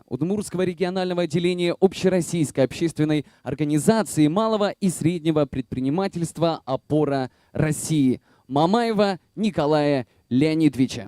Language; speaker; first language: Russian; native; Russian